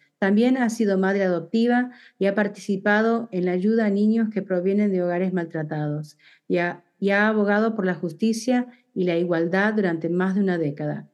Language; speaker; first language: Spanish; early bilingual, heritage; Spanish